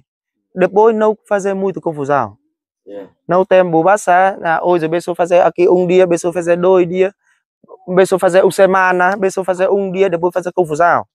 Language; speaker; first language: Portuguese; non-native, learner; Vietnamese